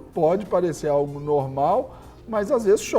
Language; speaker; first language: Portuguese; native; Portuguese